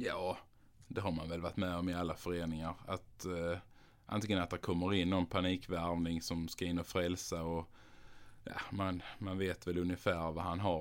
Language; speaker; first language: Swedish; native; Swedish